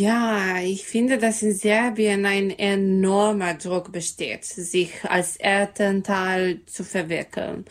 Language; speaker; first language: German; non-native, learner; Serbian